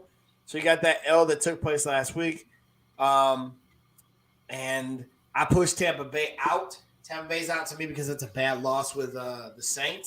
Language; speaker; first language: English; native; English